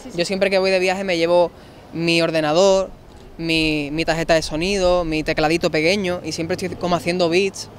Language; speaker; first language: Spanish; native; Spanish